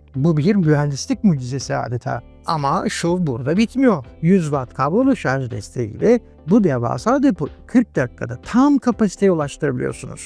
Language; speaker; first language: Turkish; native; Turkish